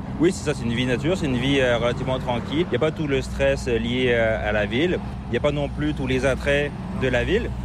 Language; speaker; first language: French; native; French